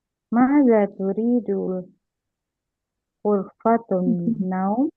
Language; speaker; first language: Arabic; non-native, learner; Indonesian